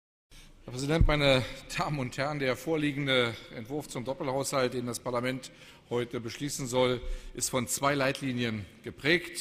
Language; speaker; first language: German; native; German